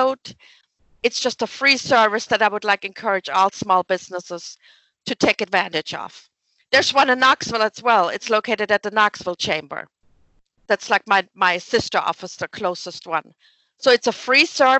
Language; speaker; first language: English; non-native, fluent; German